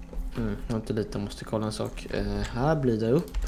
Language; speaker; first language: Swedish; non-native, fluent; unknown